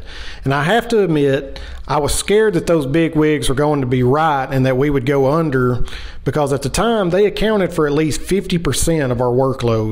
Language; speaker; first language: English; native; English